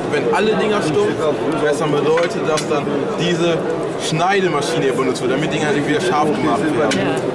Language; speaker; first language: German; native; German